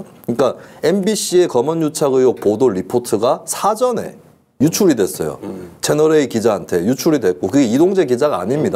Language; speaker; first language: Korean; native; Korean